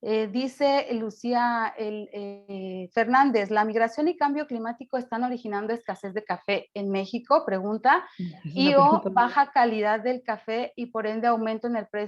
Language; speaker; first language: Spanish; native; Spanish